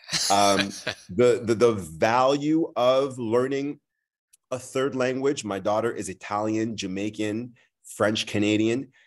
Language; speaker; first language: English; early bilingual, other home language; French